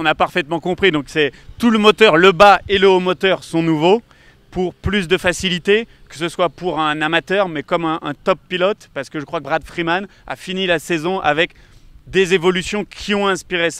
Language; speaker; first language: French; native; French